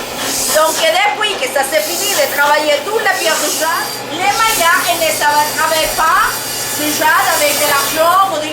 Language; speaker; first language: French; non-native, learner; Spanish